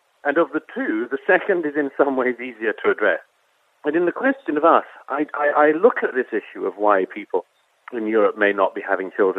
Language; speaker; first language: English; native; English